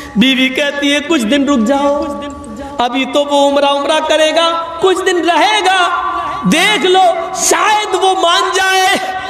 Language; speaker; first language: Urdu; native; Urdu